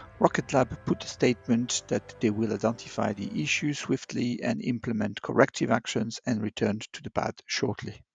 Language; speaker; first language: English; non-native, fluent; French